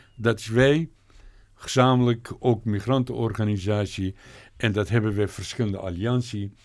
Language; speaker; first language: Dutch; non-native, learner; Turkish